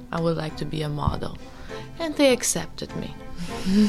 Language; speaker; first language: English; early bilingual, other home language; Albanian